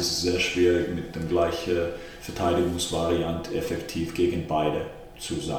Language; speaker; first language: German; non-native, fluent; Finnish